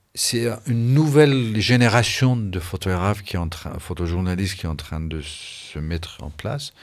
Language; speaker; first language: French; non-native, fluent; Persian